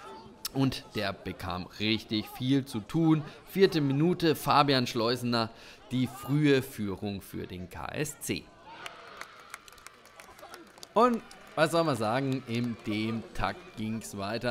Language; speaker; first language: German; native; German